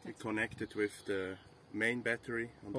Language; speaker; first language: English; non-native, learner; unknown